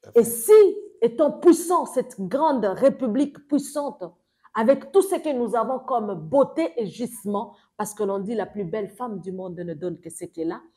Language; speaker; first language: French; non-native, local second language; Swahili